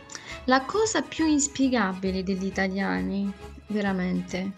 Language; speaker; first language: Italian; non-native, fluent; Arabic